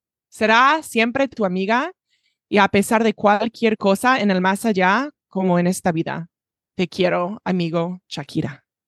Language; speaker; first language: Spanish; non-native, fluent; English